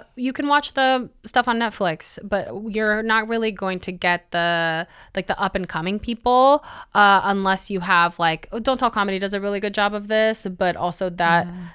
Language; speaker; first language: English; early bilingual, other home language; Spanish